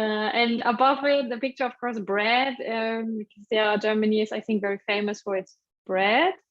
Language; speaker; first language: English; non-native, fluent; German